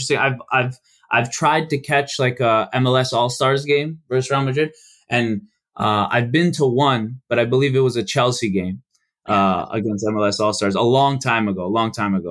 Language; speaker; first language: English; early bilingual, other home language; Albanian